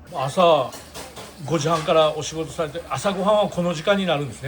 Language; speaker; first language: Japanese; native; Japanese